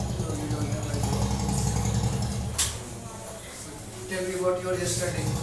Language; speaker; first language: English; non-native, local second language; Hindi